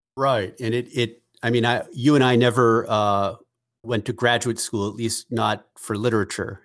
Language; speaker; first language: English; native; English